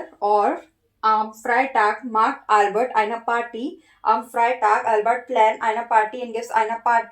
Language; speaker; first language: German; non-native, learner; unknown